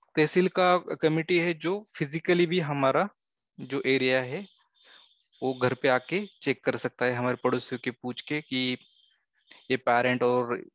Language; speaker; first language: Hindi; non-native, local second language; Marathi